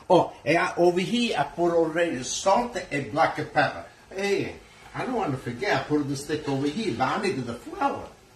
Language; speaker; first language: English; non-native, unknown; Italian